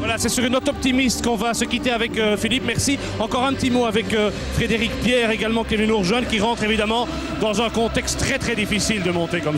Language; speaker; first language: French; native; French